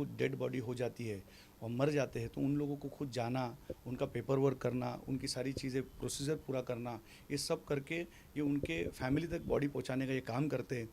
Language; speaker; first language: Hindi; native; Hindi